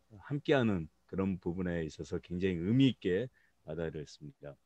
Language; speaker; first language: Korean; native; Korean